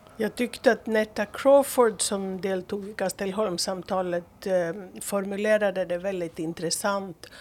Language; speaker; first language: Swedish; non-native, fluent; Greek